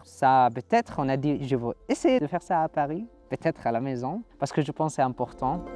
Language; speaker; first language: French; non-native, learner; Arabic